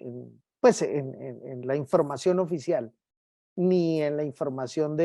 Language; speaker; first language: Spanish; native; Spanish